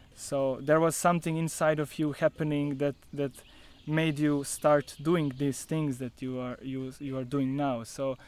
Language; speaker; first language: English; non-native, fluent; Croatian